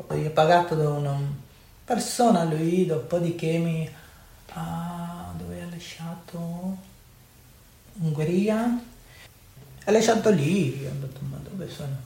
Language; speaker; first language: Italian; non-native, learner; Urdu